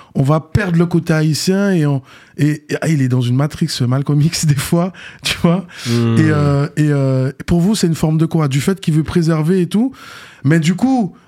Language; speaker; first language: French; native; French